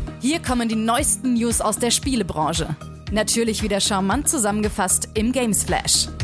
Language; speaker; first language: German; native; German